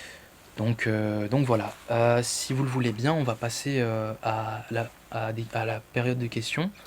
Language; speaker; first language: French; native; French